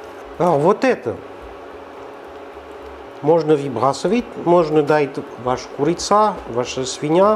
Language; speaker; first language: Russian; non-native, learner; French